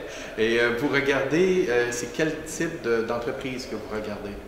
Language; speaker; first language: French; native; French